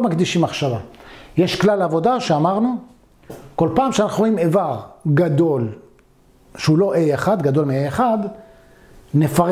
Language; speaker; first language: Hebrew; native; Hebrew